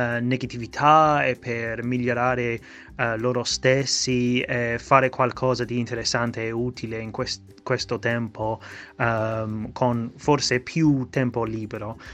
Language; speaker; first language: Italian; non-native, fluent; English